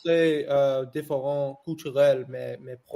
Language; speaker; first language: French; non-native, learner; English